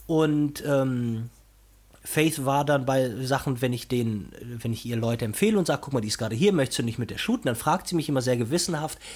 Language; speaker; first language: German; non-native, fluent; Portuguese